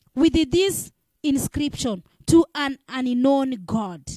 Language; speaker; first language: English; non-native, local second language; Swahili